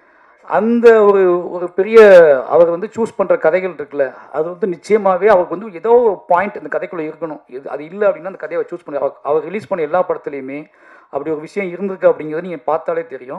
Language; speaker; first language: Tamil; native; Tamil